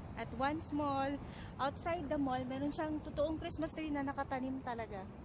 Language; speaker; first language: Filipino; non-native, local second language; Cebuano